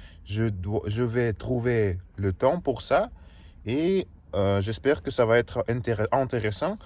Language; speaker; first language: French; non-native, learner; Russian